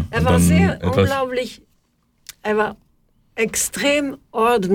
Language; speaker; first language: German; non-native, fluent; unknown